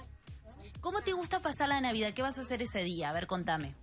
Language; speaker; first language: Spanish; native; Spanish